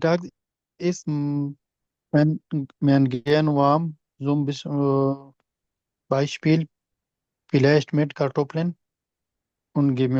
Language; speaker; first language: German; non-native, learner; Urdu